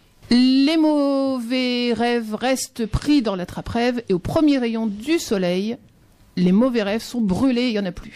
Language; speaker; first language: French; native; French